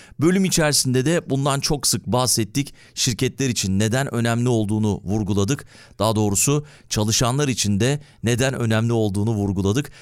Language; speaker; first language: Turkish; early bilingual, heritage; Turkish